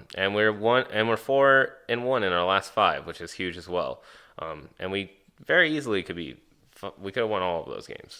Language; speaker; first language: English; native; English